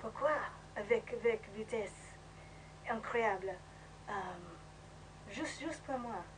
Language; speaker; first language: French; non-native, learner; English